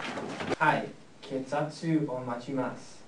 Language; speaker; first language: Japanese; non-native, learner; English